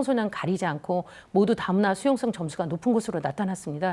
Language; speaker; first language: Korean; native; Korean